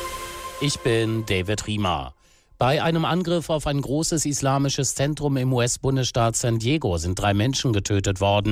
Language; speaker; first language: German; native; German